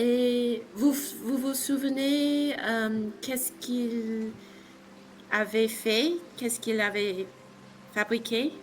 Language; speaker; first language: French; non-native, learner; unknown